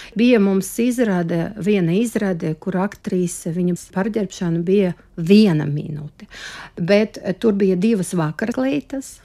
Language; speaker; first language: Latvian; non-native, local second language; Russian